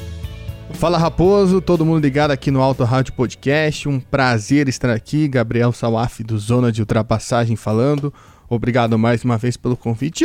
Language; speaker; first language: Portuguese; native; Portuguese